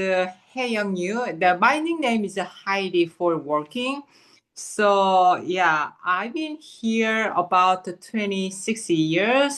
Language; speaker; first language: English; non-native, fluent; Korean